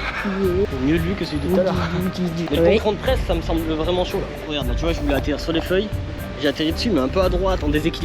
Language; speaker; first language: French; native; French